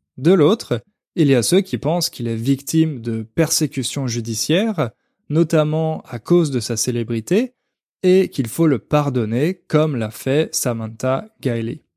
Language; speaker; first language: French; native; French